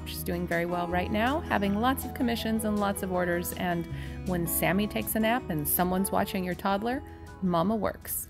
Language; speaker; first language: English; native; English